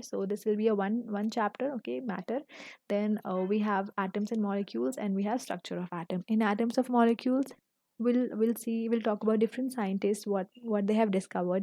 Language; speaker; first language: English; non-native, local second language; Hindi